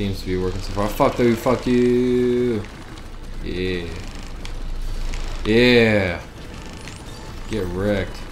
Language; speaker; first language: English; native; English